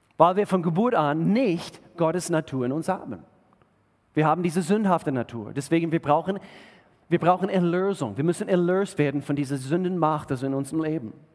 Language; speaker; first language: German; non-native, fluent; English